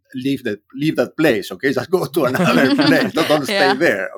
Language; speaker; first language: English; non-native, fluent; Spanish